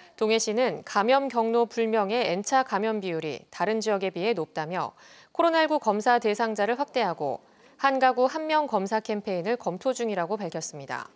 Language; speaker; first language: Korean; native; Korean